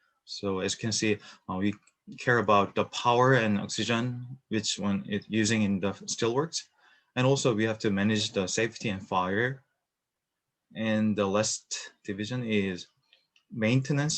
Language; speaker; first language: English; non-native, learner; Korean